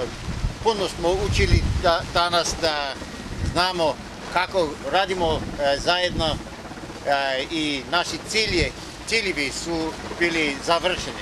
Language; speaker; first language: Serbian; non-native, learner; English